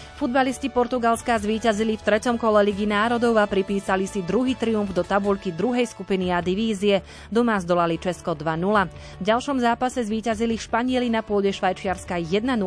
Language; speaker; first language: Slovak; native; Slovak